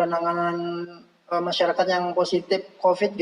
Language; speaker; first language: Indonesian; native; Indonesian